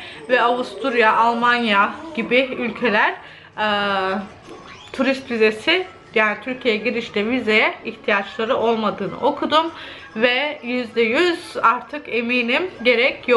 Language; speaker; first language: Turkish; early bilingual, heritage; Turkish